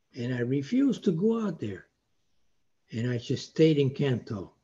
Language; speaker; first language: English; non-native, fluent; Spanish